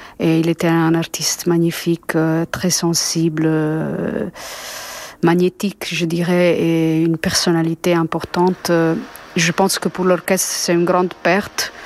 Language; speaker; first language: French; non-native, fluent; Italian